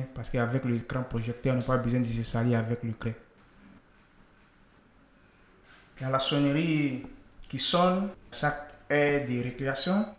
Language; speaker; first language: French; non-native, learner; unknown